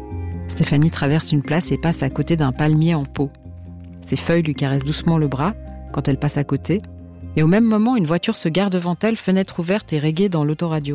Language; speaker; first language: French; native; French